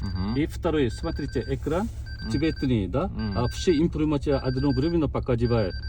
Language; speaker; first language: Russian; non-native, learner; Korean